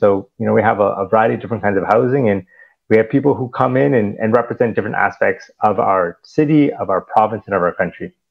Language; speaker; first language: English; early bilingual, other home language; Punjabi